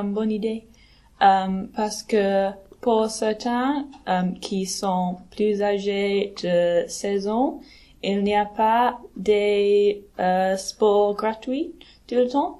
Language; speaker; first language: French; non-native, learner; English